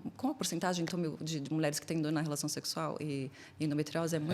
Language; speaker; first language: Portuguese; native; Portuguese